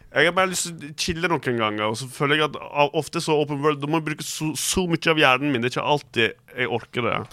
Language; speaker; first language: Norwegian; early bilingual, other home language; Turkish